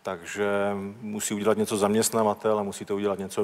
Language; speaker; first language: Czech; native; Czech